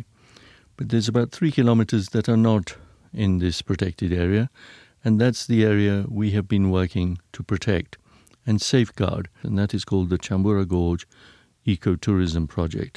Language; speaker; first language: English; non-native, local second language; Punjabi